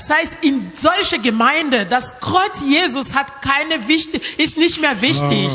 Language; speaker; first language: German; non-native, learner; French